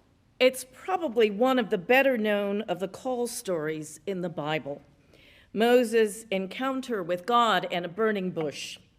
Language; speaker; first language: English; native; English